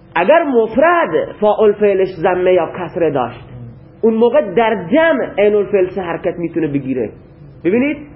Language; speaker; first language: Persian; native; Persian